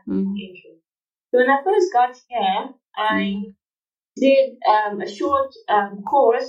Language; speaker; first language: English; non-native, fluent; Arabic